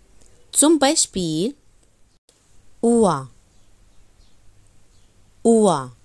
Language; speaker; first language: German; non-native, fluent; Arabic